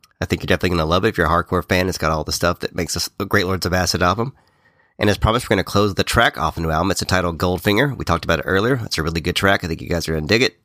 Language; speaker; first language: English; native; English